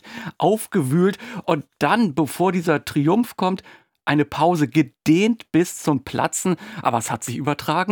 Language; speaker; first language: German; native; German